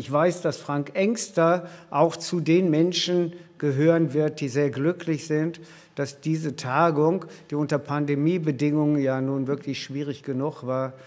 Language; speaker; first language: German; native; German